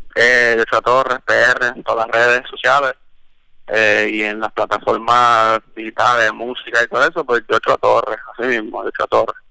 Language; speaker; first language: Spanish; early bilingual, heritage; Spanish